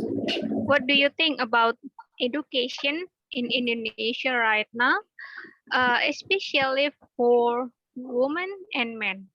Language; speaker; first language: English; non-native, learner; Indonesian